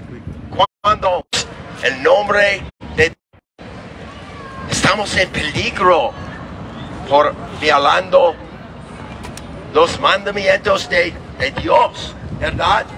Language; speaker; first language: Spanish; non-native, learner; English